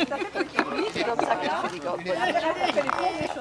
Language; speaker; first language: French; native; French